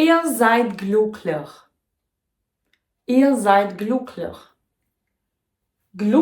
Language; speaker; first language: German; non-native, fluent; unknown